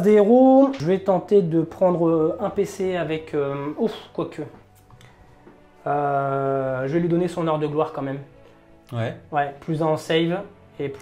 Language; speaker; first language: French; native; French